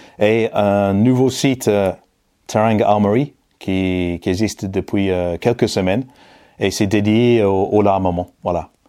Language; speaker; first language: French; non-native, fluent; English